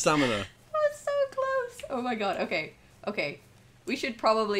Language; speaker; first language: English; native; English